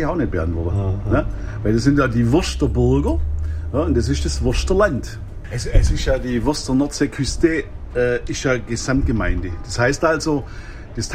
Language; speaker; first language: German; native; German